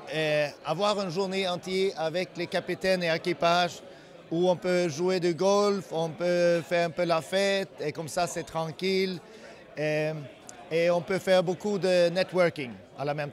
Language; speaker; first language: French; non-native, fluent; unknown